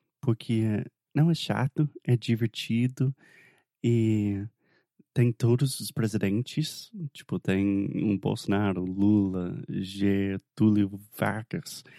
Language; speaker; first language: Portuguese; non-native, fluent; English